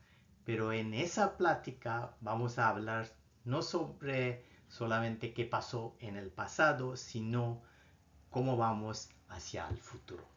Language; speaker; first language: Spanish; non-native, fluent; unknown